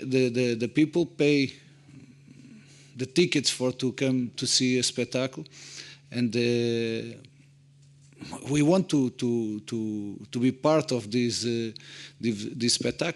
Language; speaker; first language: English; non-native, fluent; Portuguese